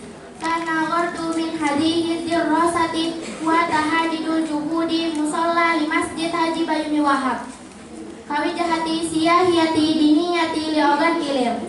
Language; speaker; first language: Arabic; non-native, learner; Indonesian